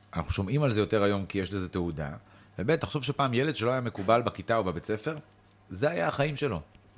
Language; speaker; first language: Hebrew; native; Hebrew